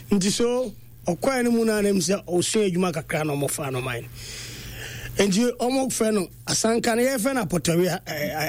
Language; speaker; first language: English; non-native, local second language; Akan